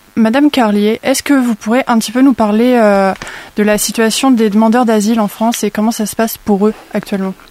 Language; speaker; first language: French; native; French